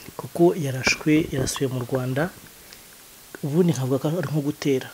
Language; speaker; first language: Kinyarwanda; native; Kinyarwanda